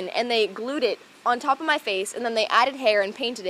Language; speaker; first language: English; native; English